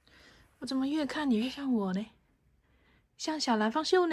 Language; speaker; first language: Chinese; native; Chinese